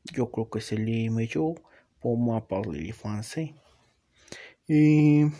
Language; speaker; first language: French; non-native, learner; Portuguese